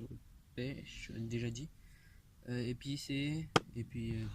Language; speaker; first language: French; native; French